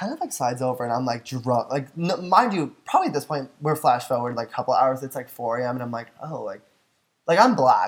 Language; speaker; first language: English; native; English